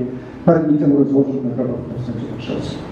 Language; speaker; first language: Polish; native; Polish